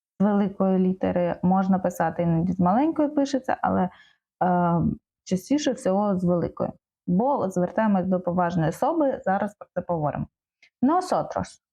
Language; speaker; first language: Ukrainian; native; Ukrainian